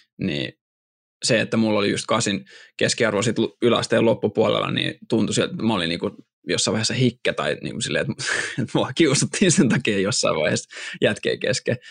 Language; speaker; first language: Finnish; native; Finnish